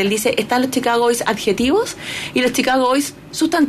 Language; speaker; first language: Spanish; native; Spanish